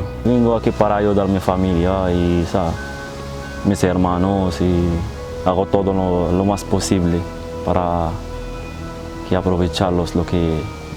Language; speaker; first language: Spanish; non-native, learner; Arabic